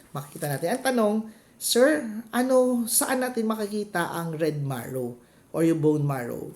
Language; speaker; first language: Filipino; non-native, local second language; Cebuano